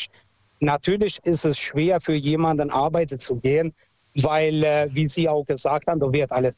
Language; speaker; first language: German; non-native, local second language; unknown